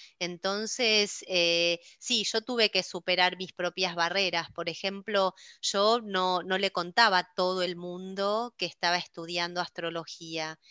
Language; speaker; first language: Spanish; native; Spanish